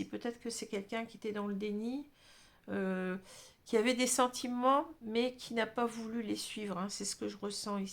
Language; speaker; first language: French; native; French